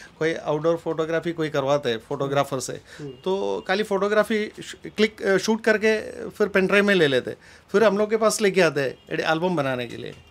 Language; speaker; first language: Hindi; non-native, local second language; Malayalam